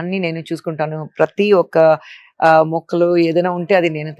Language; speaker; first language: Telugu; non-native, local second language; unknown